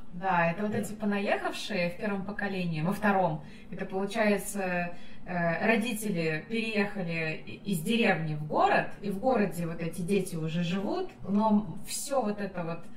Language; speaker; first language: Russian; native; Russian